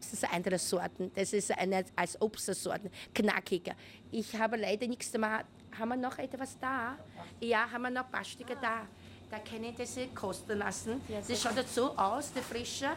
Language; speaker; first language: German; non-native, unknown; Chinese